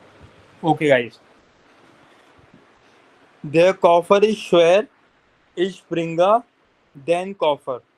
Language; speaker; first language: German; non-native, learner; Hindi